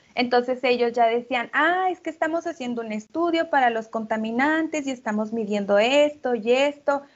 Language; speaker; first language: Spanish; native; Spanish